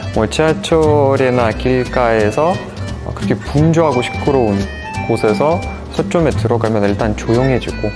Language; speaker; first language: Korean; non-native, fluent; Russian